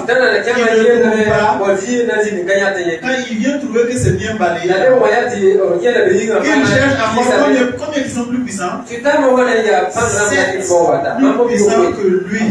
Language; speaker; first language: French; non-native, local second language; Mossi